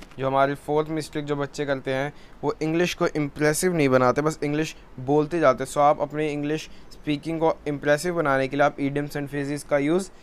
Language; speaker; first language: Hindi; native; Hindi